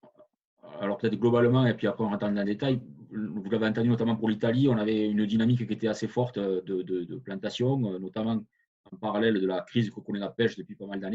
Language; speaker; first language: French; native; French